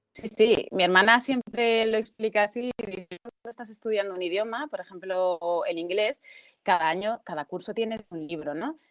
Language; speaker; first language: Spanish; early bilingual, other home language; Arabic